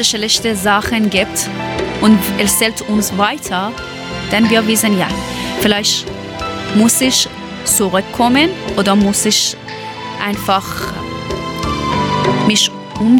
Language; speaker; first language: German; non-native, learner; Persian